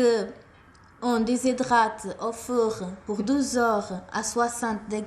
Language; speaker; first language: French; non-native, fluent; Portuguese